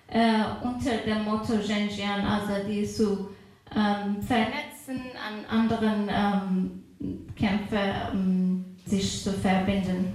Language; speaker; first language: German; non-native, fluent; Persian